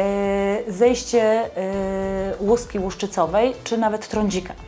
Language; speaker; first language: Polish; native; Polish